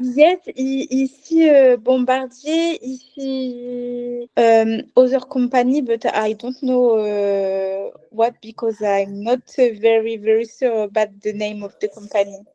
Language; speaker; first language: English; non-native, learner; French